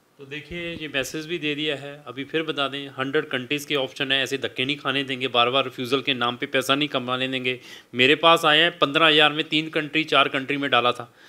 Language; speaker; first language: Hindi; non-native, local second language; Punjabi